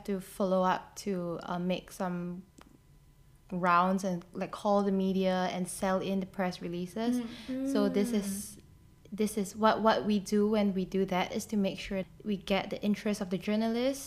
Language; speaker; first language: English; non-native, local second language; Chinese